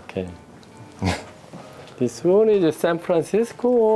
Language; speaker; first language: English; non-native, learner; Korean